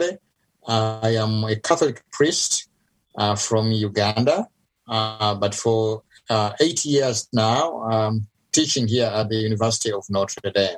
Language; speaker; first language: English; non-native, local second language; Ganda